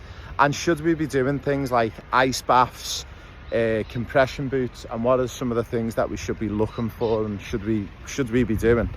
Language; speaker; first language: English; native; English